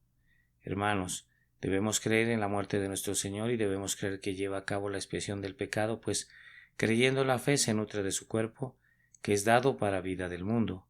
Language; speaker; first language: Spanish; native; Spanish